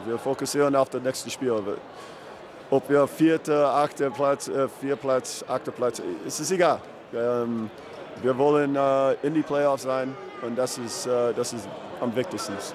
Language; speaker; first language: German; non-native, learner; English